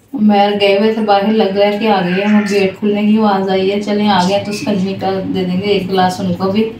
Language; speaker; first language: Urdu; non-native, local second language; Punjabi